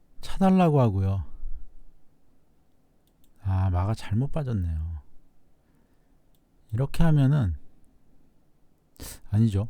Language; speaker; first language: Korean; native; Korean